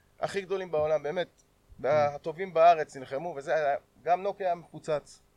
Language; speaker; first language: Hebrew; native; Hebrew